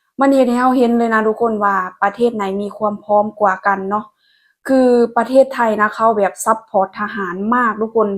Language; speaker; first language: Thai; non-native, local second language; Lao